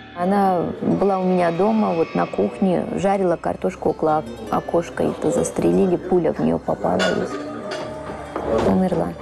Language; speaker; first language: Russian; early bilingual, heritage; Russian